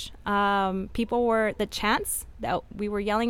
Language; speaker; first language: English; early bilingual, other home language; Spanish